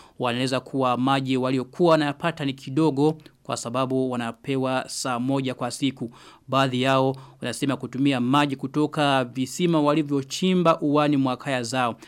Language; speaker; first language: Swahili; non-native, local second language; Rundi